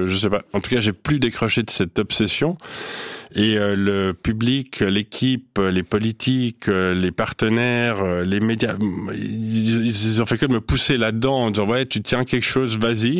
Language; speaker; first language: French; non-native, local second language; Swiss German